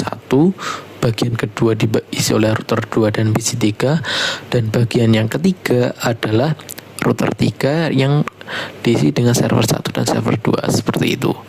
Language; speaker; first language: Indonesian; native; Indonesian